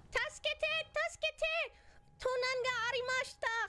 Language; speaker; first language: Japanese; non-native, learner; English